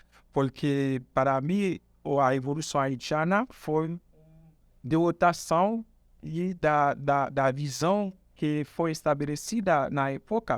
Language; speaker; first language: Portuguese; non-native, fluent; Haitian Creole